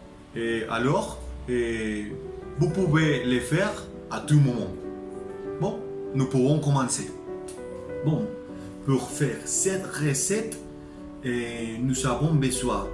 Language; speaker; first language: French; non-native, learner; Spanish